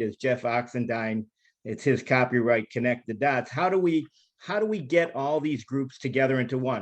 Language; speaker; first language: English; native; English